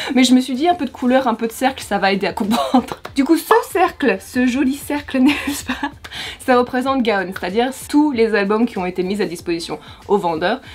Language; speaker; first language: French; native; French